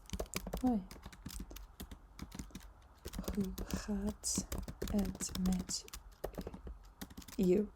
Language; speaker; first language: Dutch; non-native, learner; English